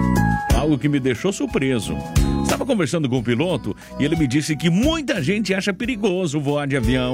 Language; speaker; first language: Portuguese; native; Portuguese